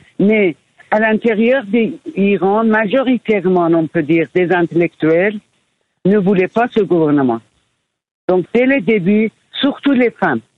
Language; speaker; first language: French; non-native, fluent; Persian